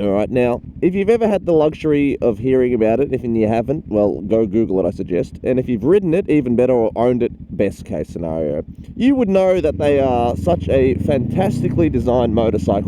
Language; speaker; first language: English; native; English